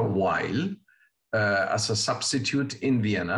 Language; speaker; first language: English; non-native, fluent; Spanish